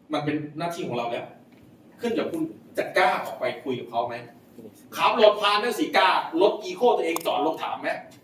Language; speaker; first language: Thai; non-native, local second language; Lao